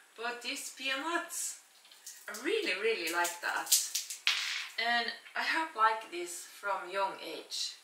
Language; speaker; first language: English; non-native, learner; Norwegian